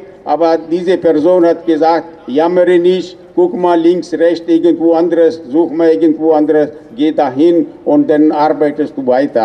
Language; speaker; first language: German; non-native, learner; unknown